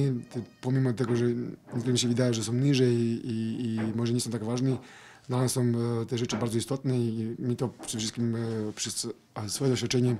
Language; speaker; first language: Polish; non-native, fluent; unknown